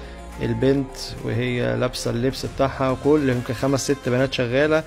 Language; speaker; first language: Arabic; native; Arabic